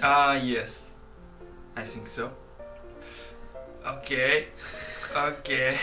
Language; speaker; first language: English; non-native, fluent; Japanese